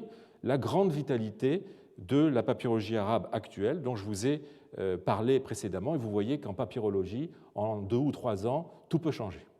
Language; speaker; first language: French; native; French